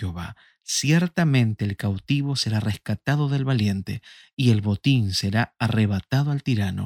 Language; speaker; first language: Spanish; native; Spanish